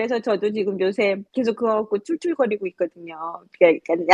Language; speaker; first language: Korean; native; Korean